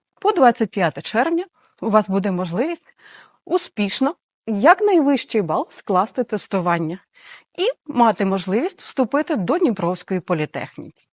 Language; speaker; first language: Ukrainian; native; Ukrainian